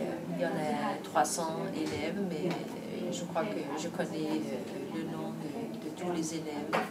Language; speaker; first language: French; non-native, fluent; Danish